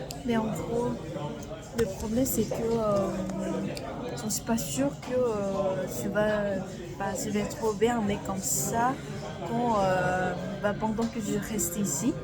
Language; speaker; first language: French; non-native, learner; Korean